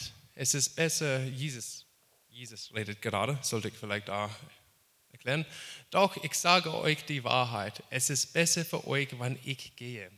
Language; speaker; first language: German; non-native, fluent; English